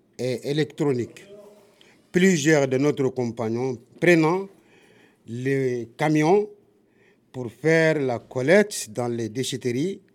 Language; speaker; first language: French; non-native, local second language; Bambara